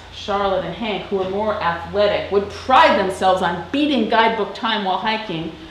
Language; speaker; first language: English; native; English